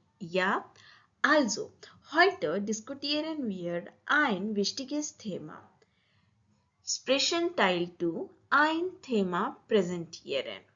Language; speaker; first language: German; non-native, learner; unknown